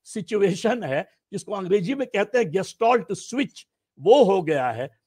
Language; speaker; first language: Hindi; native; Hindi